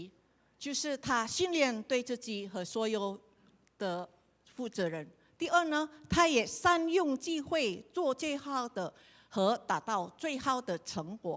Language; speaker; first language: Chinese; non-native, learner; Indonesian